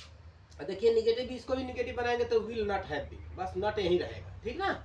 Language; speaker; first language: Hindi; native; Hindi